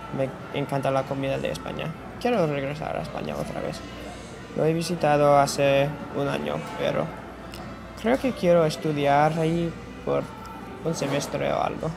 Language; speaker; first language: Spanish; non-native, fluent; English